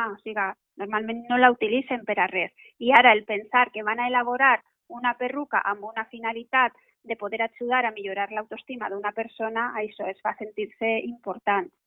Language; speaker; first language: Catalan; native; Catalan